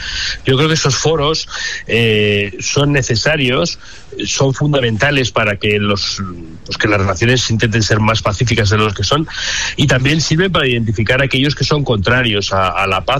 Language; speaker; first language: Spanish; native; Spanish